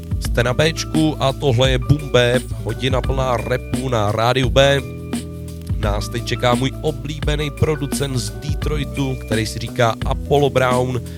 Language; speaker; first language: Czech; native; Czech